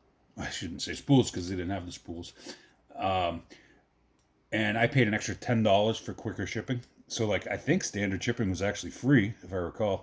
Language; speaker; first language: English; native; English